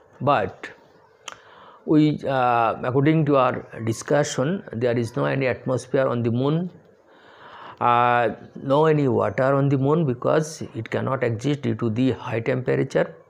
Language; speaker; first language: English; non-native, local second language; Bangla